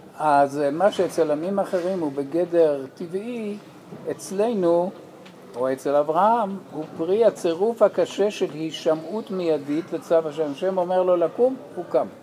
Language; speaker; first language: Hebrew; non-native, fluent; English